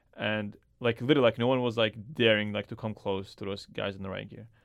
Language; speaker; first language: English; early bilingual, other home language; Arabic